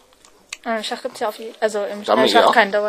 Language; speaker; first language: German; native; German